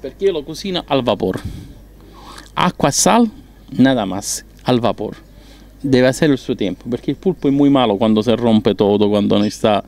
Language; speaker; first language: Spanish; non-native, learner; Italian